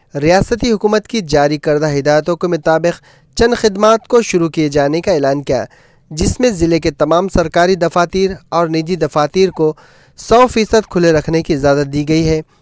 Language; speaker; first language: Urdu; native; Urdu